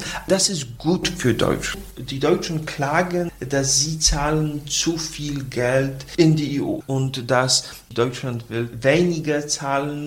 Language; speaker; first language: German; non-native, fluent; Polish